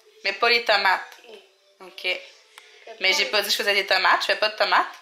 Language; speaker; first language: French; native; French